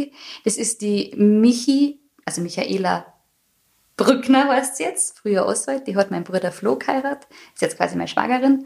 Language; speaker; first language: German; native; German